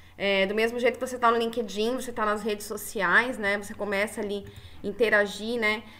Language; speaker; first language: Portuguese; native; Portuguese